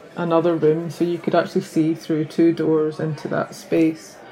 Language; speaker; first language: English; native; English